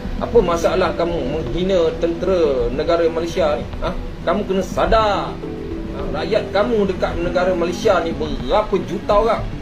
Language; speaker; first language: Malay; native; Malay